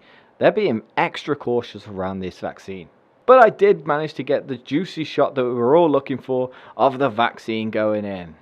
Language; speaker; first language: English; native; English